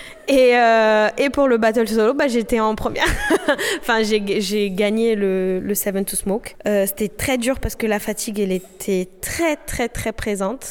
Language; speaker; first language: French; non-native, fluent; Portuguese